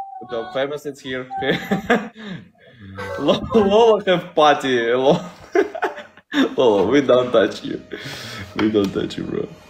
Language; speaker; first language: English; non-native, learner; Russian